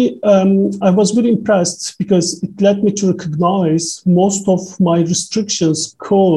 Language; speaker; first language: English; non-native, fluent; Turkish